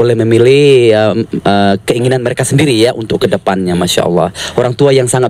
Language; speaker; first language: Indonesian; native; Indonesian